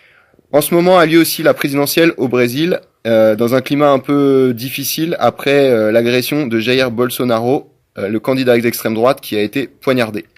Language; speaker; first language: French; native; French